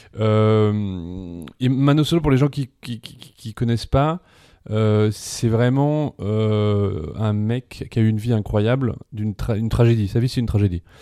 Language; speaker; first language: French; early bilingual, other home language; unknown